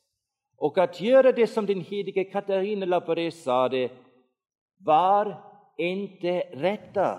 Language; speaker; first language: Swedish; non-native, fluent; German